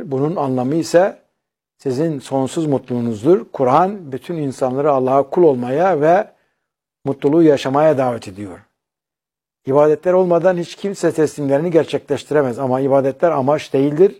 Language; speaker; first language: Turkish; native; Turkish